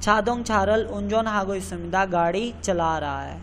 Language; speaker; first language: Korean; non-native, learner; Urdu